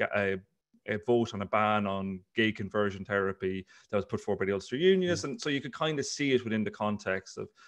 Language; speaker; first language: English; native; English